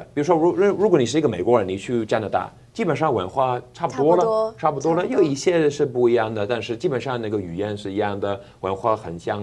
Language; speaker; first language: Chinese; non-native, fluent; English